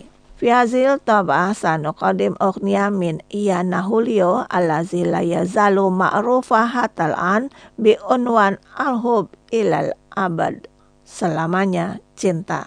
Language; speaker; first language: Arabic; non-native, fluent; Indonesian